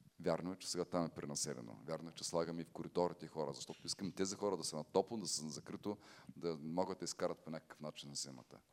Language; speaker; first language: Bulgarian; native; Bulgarian